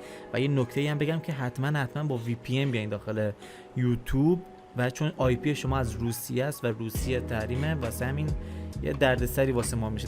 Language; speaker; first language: Persian; native; Persian